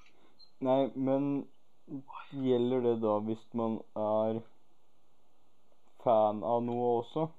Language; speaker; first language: Norwegian; native; Norwegian